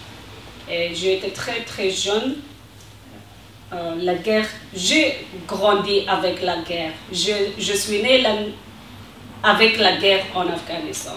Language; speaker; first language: French; non-native, learner; Persian